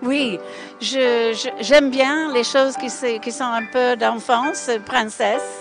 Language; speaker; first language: French; non-native, fluent; English